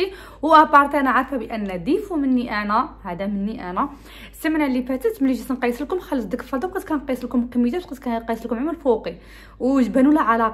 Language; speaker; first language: Arabic; early bilingual, heritage; Arabic